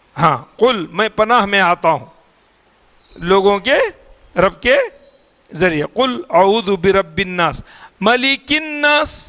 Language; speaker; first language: Urdu; native; Urdu